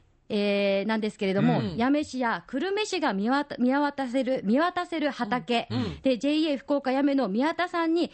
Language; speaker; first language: Japanese; native; Japanese